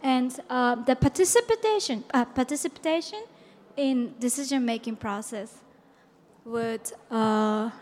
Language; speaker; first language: English; non-native, fluent; Japanese